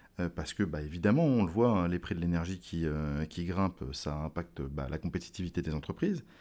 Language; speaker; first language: French; native; French